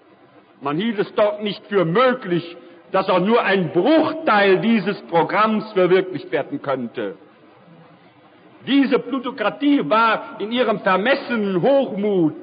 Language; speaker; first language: German; native; German